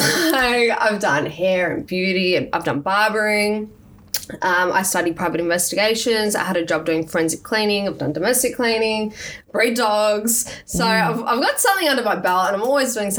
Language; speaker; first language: English; native; English